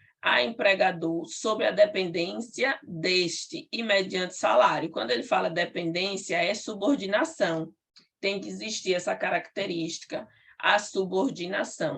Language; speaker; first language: Portuguese; native; Portuguese